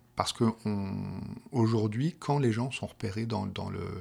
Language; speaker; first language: French; native; French